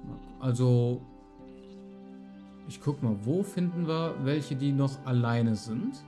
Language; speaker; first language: German; native; German